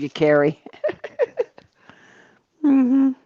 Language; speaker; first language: English; native; English